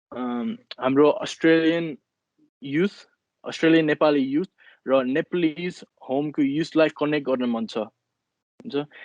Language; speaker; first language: Nepali; early bilingual, other home language; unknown